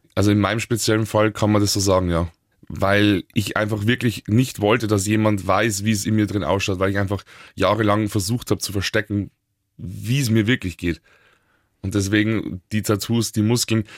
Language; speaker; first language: German; native; German